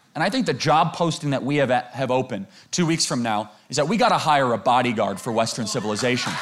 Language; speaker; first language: English; native; English